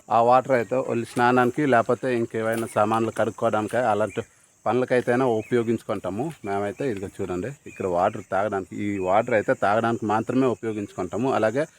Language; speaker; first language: Telugu; native; Telugu